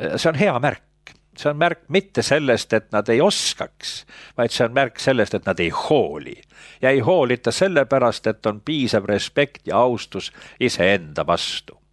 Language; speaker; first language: Estonian; native; Estonian